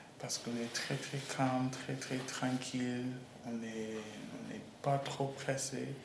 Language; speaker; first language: French; non-native, learner; English